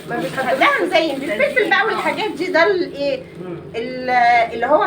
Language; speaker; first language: Arabic; native; Arabic